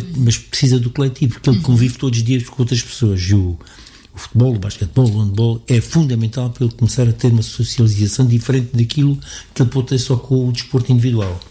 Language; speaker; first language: Portuguese; native; Portuguese